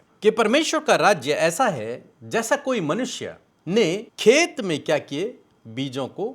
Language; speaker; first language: Hindi; native; Hindi